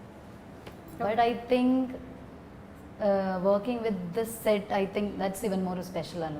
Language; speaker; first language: Telugu; non-native, learner; Malayalam